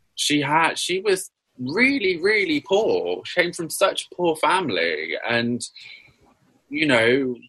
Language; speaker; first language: English; native; English